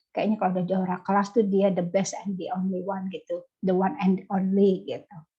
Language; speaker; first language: Indonesian; native; Indonesian